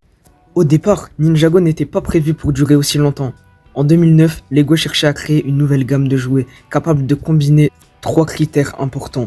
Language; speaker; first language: French; native; French